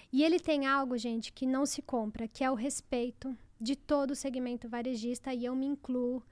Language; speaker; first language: Portuguese; native; Portuguese